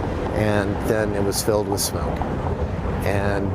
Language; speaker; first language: English; native; English